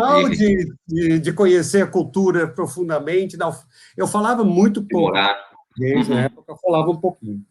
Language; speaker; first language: Portuguese; non-native, fluent; Dutch